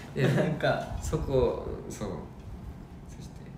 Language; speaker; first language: Japanese; non-native, fluent; Korean